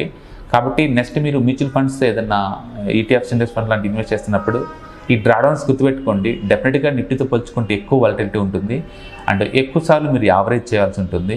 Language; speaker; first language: Telugu; native; Telugu